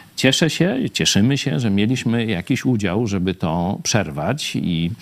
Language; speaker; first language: Polish; native; Polish